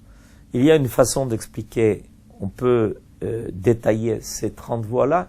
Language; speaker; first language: French; native; French